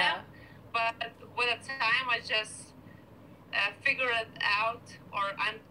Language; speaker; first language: English; non-native, fluent; Lithuanian